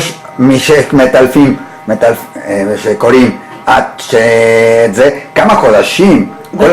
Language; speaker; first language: Hebrew; non-native, learner; Spanish